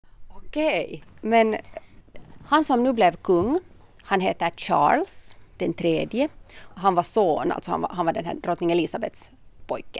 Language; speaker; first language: Swedish; native; Swedish